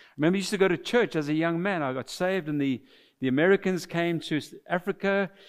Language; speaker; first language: English; non-native, fluent; French